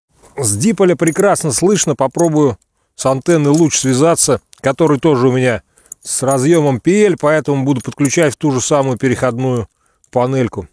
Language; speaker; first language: Russian; native; Russian